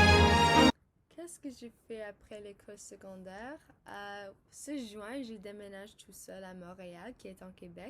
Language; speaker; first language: French; non-native, local second language; English